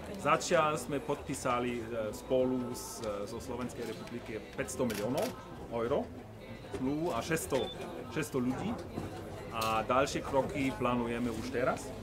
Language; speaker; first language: Slovak; non-native, learner; German